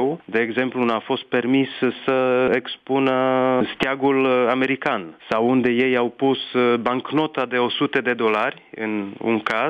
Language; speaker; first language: Romanian; non-native, fluent; Czech